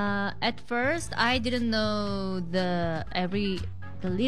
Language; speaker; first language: English; non-native, learner; Korean